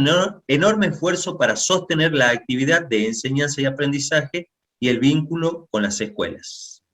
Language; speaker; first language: Spanish; native; Spanish